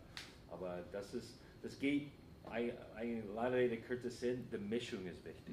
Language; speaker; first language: German; non-native, fluent; English